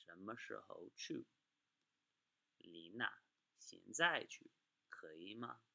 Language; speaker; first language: Chinese; non-native, fluent; English